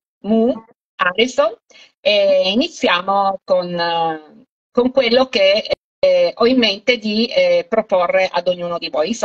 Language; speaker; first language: Italian; native; Italian